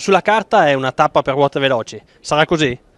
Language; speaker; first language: Italian; native; Italian